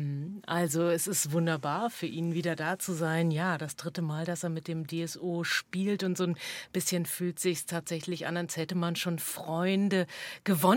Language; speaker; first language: German; native; German